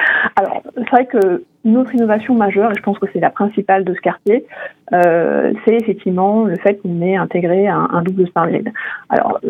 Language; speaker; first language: French; native; French